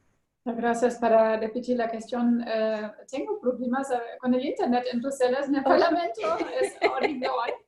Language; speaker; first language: Spanish; non-native, learner; German